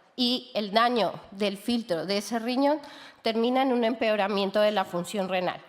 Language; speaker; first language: Spanish; native; Spanish